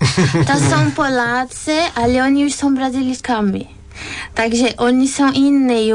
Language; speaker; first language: Polish; non-native, fluent; Portuguese